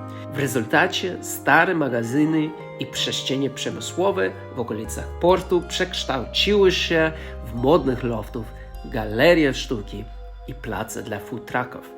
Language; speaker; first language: Polish; non-native, fluent; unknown